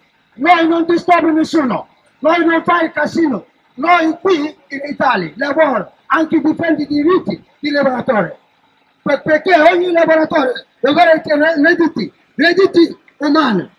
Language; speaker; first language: Italian; non-native, learner; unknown